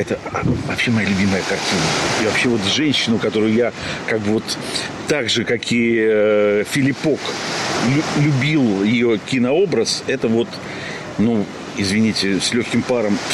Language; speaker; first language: Russian; native; Russian